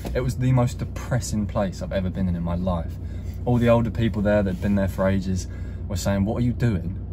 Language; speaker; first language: English; native; English